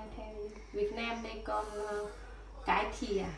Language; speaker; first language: English; non-native, learner; Vietnamese